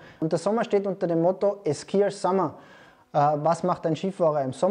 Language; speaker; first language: German; native; German